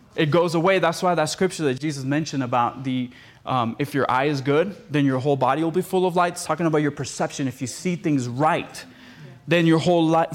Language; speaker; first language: English; early bilingual, other home language; Spanish